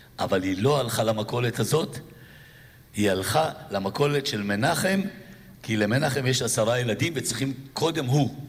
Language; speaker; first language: Hebrew; native; Hebrew